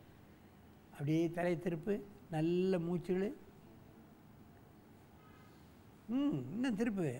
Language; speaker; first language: Tamil; native; Tamil